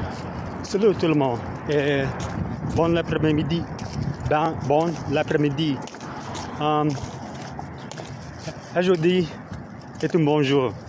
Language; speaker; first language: French; non-native, learner; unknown